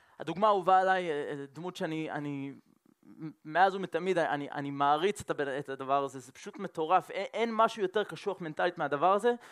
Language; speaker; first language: Hebrew; non-native, fluent; French